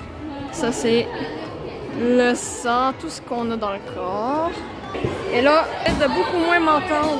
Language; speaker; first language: French; native; French